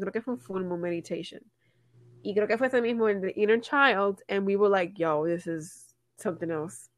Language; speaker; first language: Spanish; native; Spanish